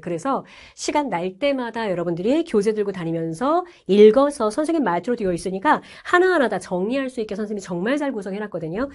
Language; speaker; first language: Korean; native; Korean